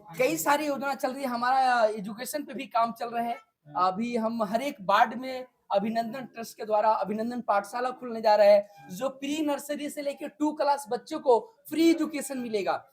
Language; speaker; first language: Hindi; native; Hindi